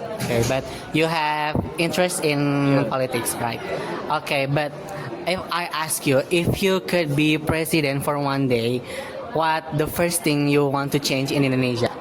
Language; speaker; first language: English; non-native, learner; Indonesian